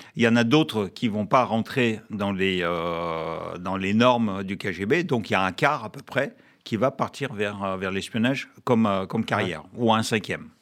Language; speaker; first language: French; non-native, fluent; Russian